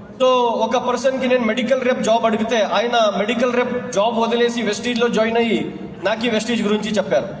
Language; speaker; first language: Telugu; non-native, local second language; Urdu